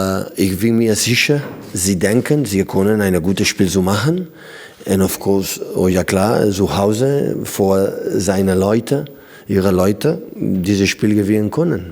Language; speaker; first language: German; non-native, learner; Catalan